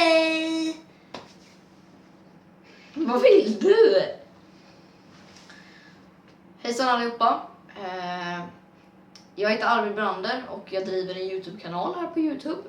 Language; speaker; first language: Swedish; native; Swedish